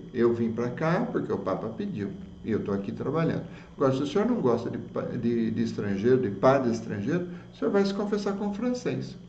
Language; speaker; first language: Portuguese; native; Portuguese